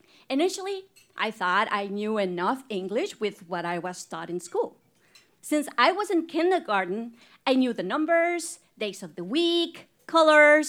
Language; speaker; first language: English; non-native, fluent; Spanish